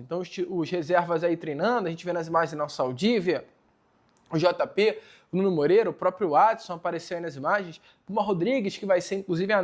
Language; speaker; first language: Portuguese; native; Portuguese